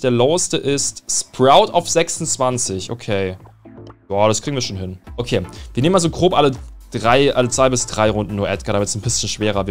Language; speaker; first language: German; native; German